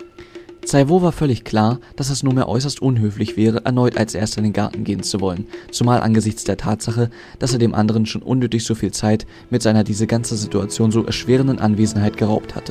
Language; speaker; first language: German; native; German